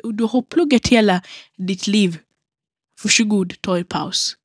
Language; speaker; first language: Swedish; non-native, local second language; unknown